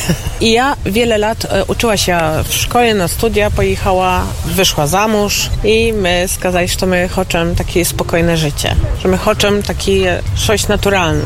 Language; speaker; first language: Polish; non-native, local second language; Ukrainian